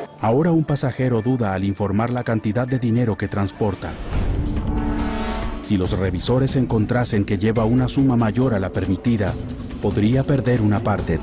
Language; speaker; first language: Spanish; native; Spanish